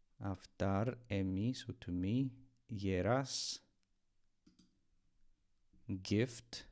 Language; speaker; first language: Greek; non-native, learner; English